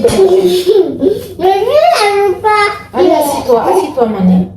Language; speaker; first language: French; native; French